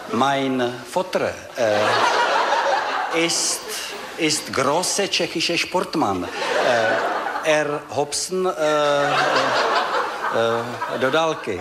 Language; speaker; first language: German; non-native, learner; Czech